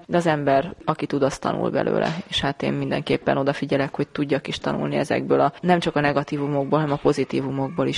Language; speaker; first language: Hungarian; native; Hungarian